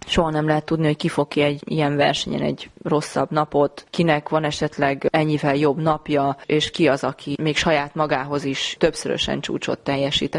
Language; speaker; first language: Hungarian; native; Hungarian